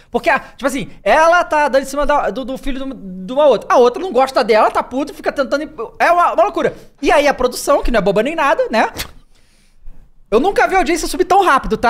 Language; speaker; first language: Portuguese; native; Portuguese